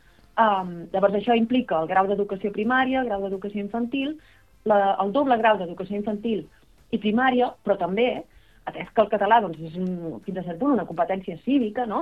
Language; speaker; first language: Catalan; native; Catalan